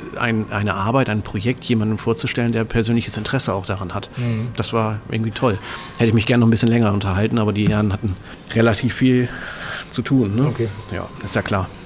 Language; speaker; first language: German; native; German